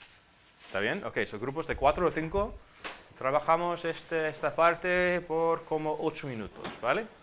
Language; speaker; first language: Spanish; non-native, fluent; English